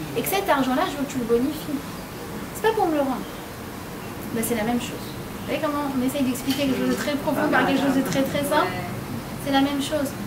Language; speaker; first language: French; native; French